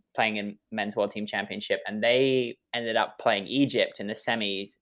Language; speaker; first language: English; native; English